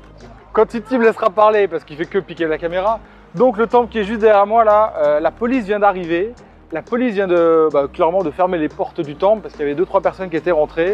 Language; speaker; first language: French; native; French